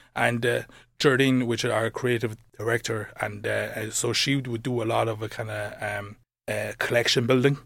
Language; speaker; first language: English; native; English